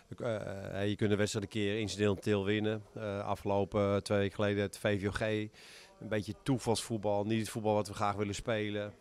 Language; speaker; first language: Dutch; native; Dutch